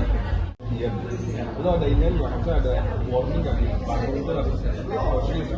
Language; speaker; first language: Indonesian; native; Indonesian